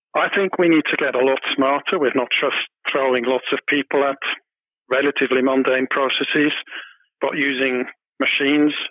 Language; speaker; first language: English; non-native, fluent; German